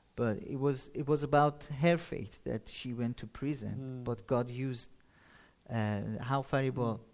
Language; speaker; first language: English; non-native, learner; Persian